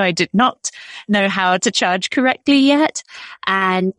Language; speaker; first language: English; native; English